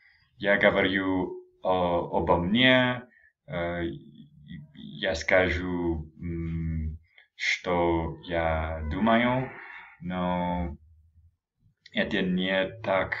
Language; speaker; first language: Russian; non-native, learner; English